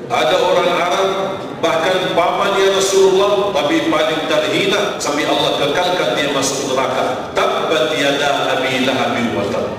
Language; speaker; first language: Indonesian; non-native, fluent; Arabic